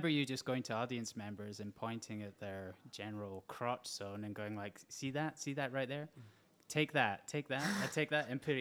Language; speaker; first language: English; native; English